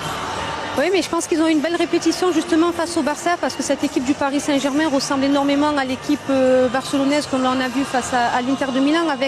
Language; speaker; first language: French; native; French